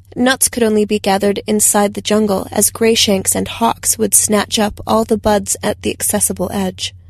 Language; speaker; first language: English; native; English